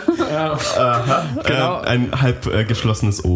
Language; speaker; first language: German; native; German